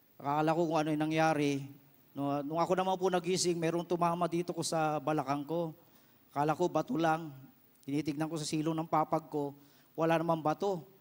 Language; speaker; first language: Filipino; non-native, local second language; Iloko